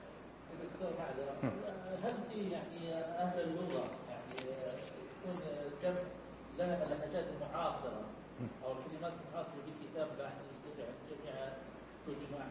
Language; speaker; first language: Arabic; non-native, learner; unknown